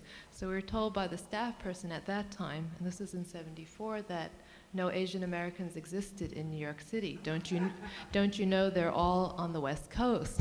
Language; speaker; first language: English; early bilingual, other home language; Cantonese